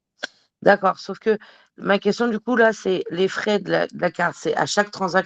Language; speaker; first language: French; native; French